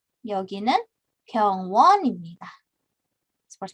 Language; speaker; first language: Korean; non-native, fluent; Indonesian